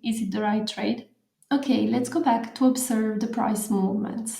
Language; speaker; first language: English; non-native, fluent; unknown